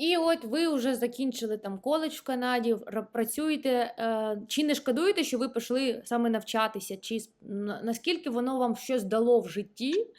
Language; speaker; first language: Ukrainian; native; Ukrainian